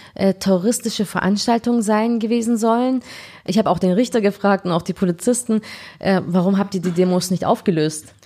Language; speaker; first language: German; native; German